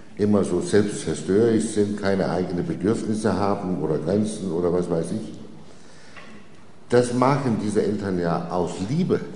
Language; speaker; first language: German; non-native, fluent; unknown